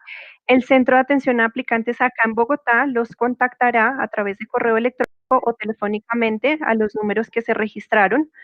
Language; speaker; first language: Spanish; native; Spanish